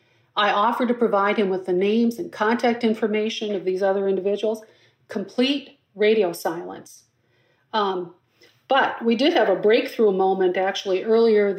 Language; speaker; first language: English; native; English